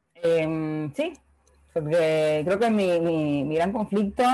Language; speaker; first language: Spanish; native; Spanish